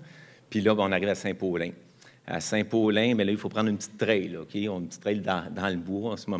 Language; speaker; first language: French; native; French